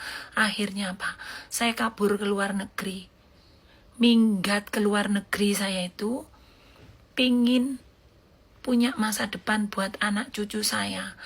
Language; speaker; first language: Indonesian; native; Indonesian